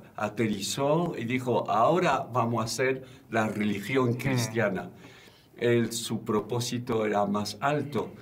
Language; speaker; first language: Spanish; non-native, fluent; French